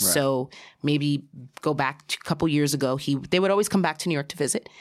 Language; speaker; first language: English; early bilingual, other home language; Spanish